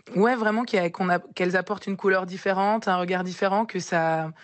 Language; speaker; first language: French; native; French